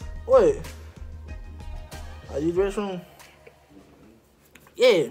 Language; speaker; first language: English; native; English